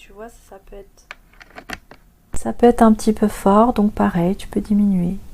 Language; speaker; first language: French; native; French